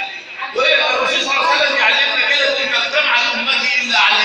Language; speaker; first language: Arabic; native; Arabic